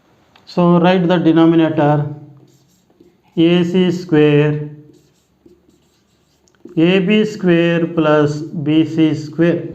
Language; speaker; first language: English; non-native, local second language; Telugu